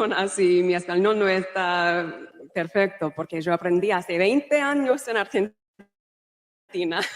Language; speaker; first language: Spanish; non-native, fluent; English